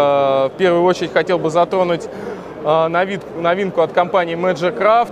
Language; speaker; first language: Russian; native; Russian